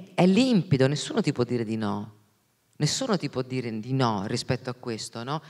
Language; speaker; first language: Italian; native; Italian